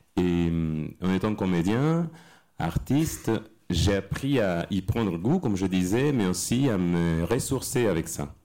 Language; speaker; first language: French; non-native, fluent; Spanish